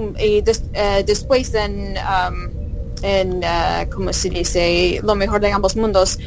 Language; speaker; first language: Spanish; non-native, learner; English